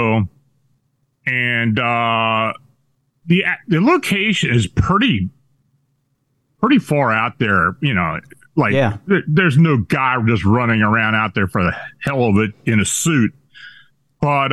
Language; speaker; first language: English; native; English